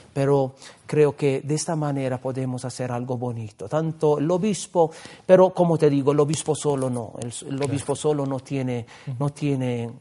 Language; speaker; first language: Spanish; non-native, fluent; Maltese